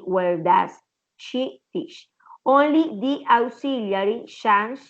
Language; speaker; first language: English; non-native, learner; Spanish